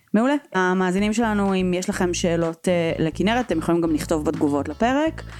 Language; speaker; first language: Hebrew; native; Hebrew